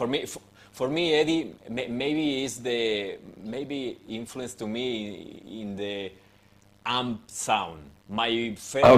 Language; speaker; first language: English; non-native, fluent; Spanish